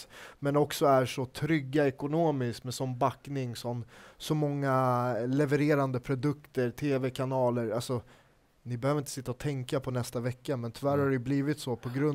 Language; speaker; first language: Swedish; native; Swedish